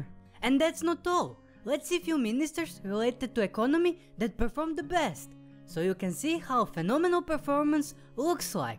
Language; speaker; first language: English; non-native, fluent; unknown